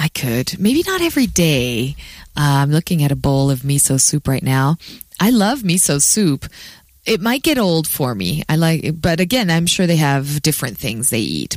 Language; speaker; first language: English; native; English